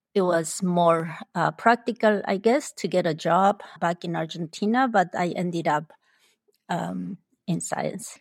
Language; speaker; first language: English; non-native, fluent; Spanish